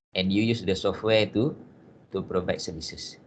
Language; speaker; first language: English; non-native, local second language; Malay